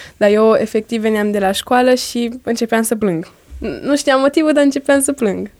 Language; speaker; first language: Romanian; early bilingual, heritage; Romanian